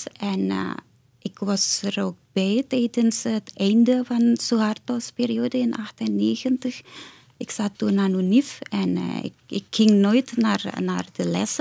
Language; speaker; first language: Dutch; non-native, fluent; Indonesian